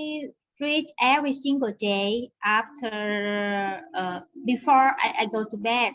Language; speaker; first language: English; non-native, learner; Vietnamese